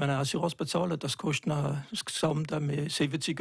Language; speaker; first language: German; non-native, local second language; French